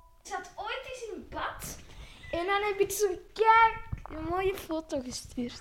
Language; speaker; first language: Dutch; native; Dutch